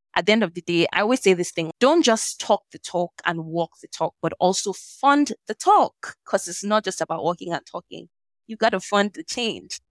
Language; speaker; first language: English; non-native, local second language; Yoruba